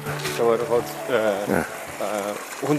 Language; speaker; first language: English; non-native, learner; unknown